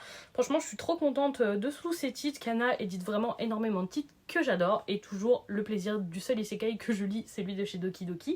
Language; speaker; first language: French; native; French